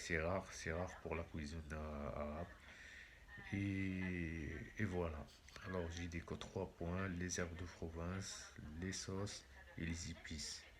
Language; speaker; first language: French; non-native, local second language; Arabic